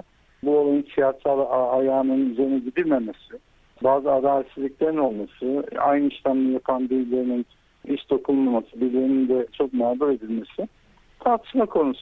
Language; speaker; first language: Turkish; native; Turkish